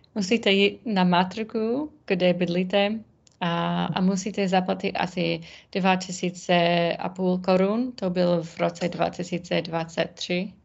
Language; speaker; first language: Czech; non-native, learner; English